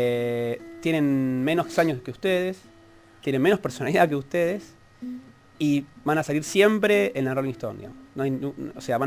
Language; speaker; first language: Spanish; native; Spanish